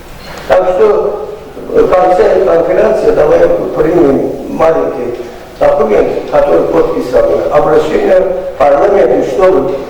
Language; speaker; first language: Russian; non-native, fluent; Azerbaijani